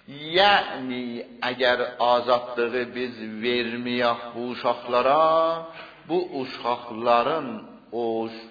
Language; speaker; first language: Persian; non-native, local second language; Azerbaijani